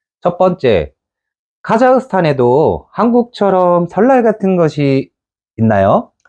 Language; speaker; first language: Korean; native; Korean